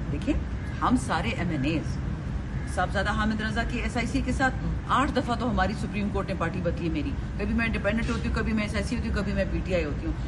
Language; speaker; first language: Urdu; non-native, local second language; Pashto